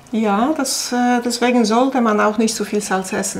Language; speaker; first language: German; non-native, fluent; Polish